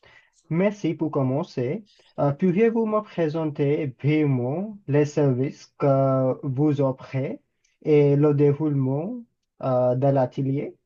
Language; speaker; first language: French; non-native, fluent; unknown